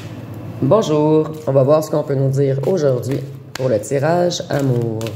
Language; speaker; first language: French; native; French